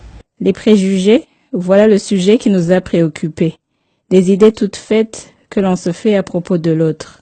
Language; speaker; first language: French; non-native, local second language; Rundi